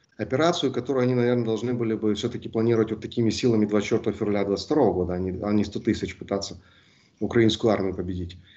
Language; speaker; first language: Russian; native; Russian